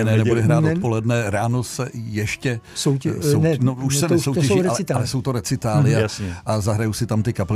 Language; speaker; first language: Czech; native; Czech